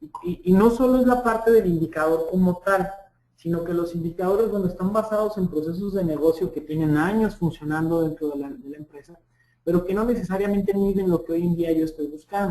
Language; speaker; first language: Spanish; native; Spanish